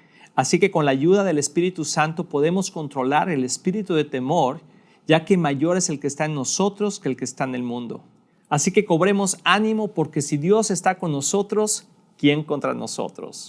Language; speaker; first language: Spanish; native; Spanish